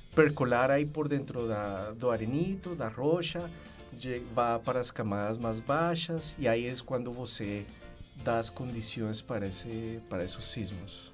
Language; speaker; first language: Portuguese; non-native, fluent; Spanish